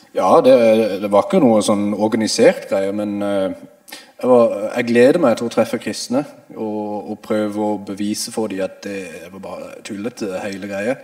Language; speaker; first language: Norwegian; non-native, fluent; English